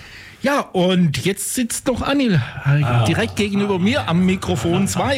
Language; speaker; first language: German; native; German